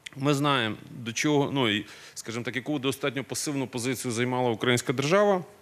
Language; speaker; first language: Ukrainian; non-native, local second language; Russian